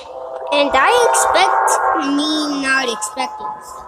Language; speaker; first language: English; native; English